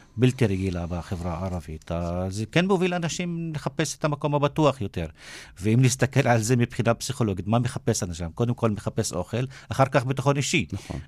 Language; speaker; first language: Hebrew; non-native, local second language; Arabic